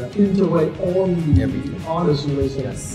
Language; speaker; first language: English; non-native, learner; Vietnamese